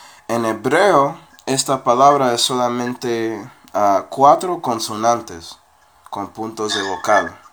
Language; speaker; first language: Spanish; non-native, fluent; English